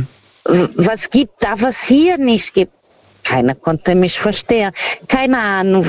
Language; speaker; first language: German; non-native, fluent; Portuguese